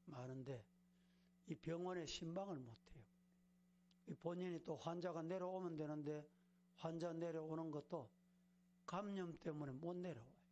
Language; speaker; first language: Korean; native; Korean